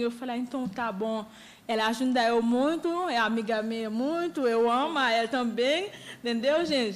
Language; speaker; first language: Portuguese; non-native, learner; Haitian Creole